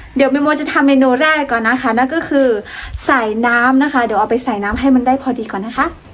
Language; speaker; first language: Thai; non-native, local second language; Karen languages